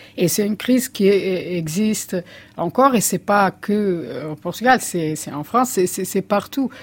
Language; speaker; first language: French; non-native, fluent; Portuguese